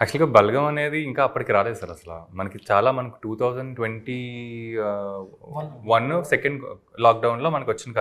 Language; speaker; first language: Telugu; native; Telugu